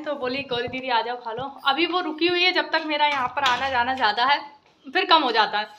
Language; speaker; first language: Hindi; native; Hindi